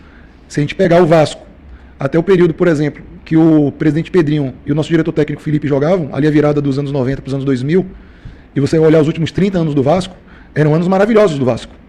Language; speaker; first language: Portuguese; native; Portuguese